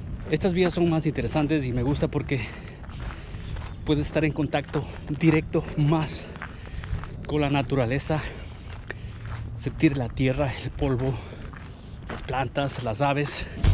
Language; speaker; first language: Spanish; native; Spanish